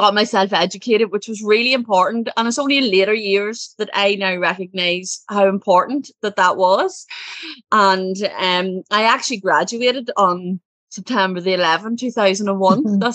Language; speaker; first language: English; native; English